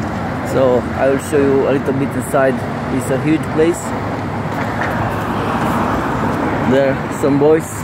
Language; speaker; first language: English; non-native, learner; Romanian